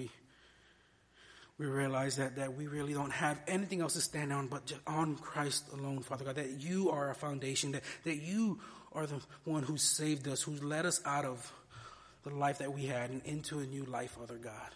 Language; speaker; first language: English; native; English